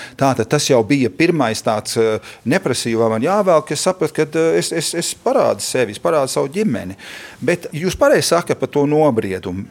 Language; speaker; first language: Latvian; early bilingual, heritage; Latvian